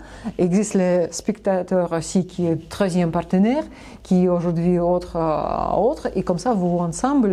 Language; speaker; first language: French; non-native, learner; Russian